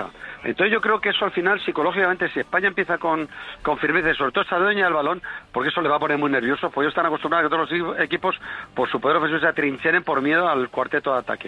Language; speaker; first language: Spanish; native; Spanish